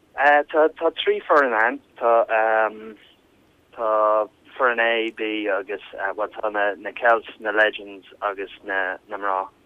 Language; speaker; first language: Irish; non-native, local second language; English